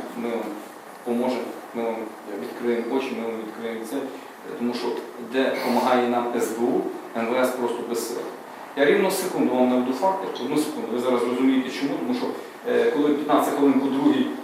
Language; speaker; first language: Ukrainian; native; Ukrainian